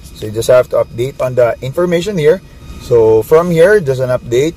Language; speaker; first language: English; non-native, local second language; Filipino